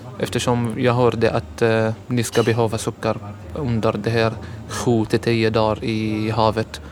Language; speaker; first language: Swedish; non-native, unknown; Arabic